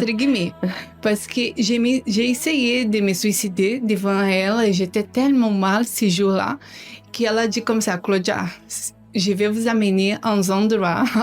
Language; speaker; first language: French; non-native, learner; Portuguese